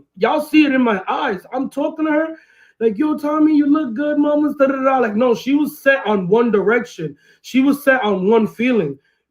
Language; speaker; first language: English; early bilingual, other home language; Spanish